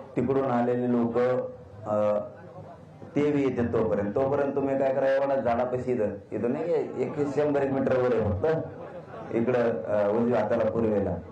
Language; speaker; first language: Marathi; native; Marathi